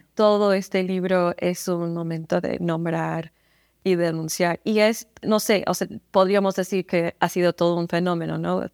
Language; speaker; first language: Spanish; non-native, fluent; English